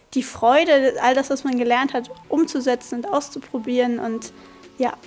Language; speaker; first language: German; native; German